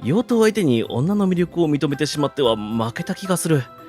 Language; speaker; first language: Japanese; native; Japanese